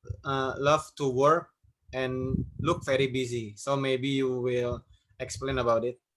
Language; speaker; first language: English; non-native, learner; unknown